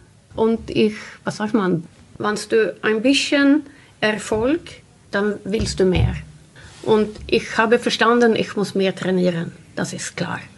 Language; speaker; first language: German; non-native, learner; Swedish